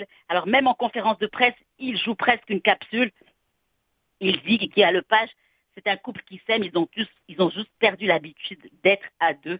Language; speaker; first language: French; native; French